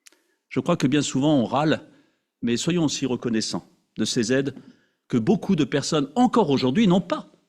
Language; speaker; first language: French; native; French